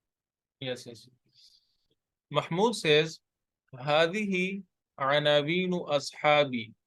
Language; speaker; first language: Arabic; non-native, fluent; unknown